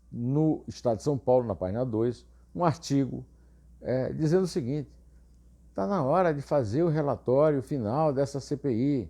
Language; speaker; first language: Portuguese; native; Portuguese